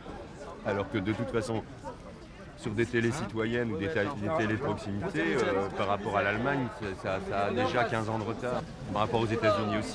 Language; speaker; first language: French; native; French